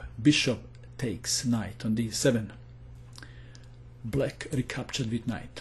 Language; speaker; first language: English; non-native, fluent; Croatian